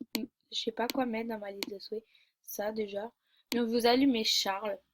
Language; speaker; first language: French; native; French